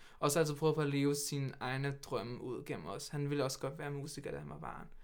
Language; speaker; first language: Danish; native; Danish